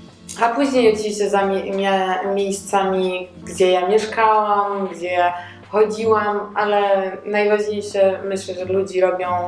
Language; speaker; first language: Polish; non-native, learner; Georgian